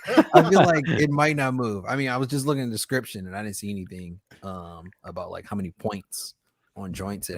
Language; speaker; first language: English; native; English